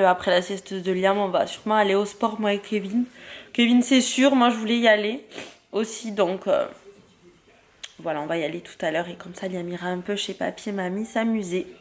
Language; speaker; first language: French; native; French